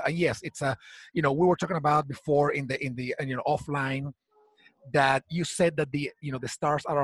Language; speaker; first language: English; non-native, fluent; Spanish